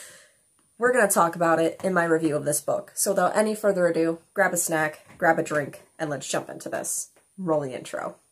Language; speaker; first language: English; native; English